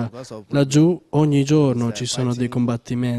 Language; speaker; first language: Italian; non-native, fluent; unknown